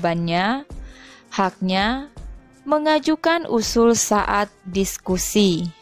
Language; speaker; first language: Indonesian; native; Indonesian